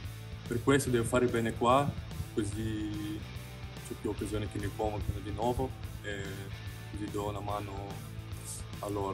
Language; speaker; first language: Italian; non-native, fluent; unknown